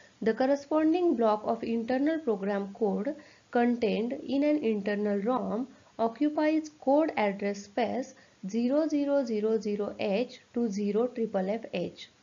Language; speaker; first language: English; non-native, local second language; Marathi